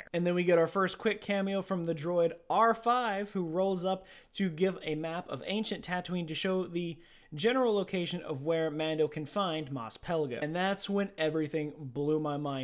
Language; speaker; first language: English; native; English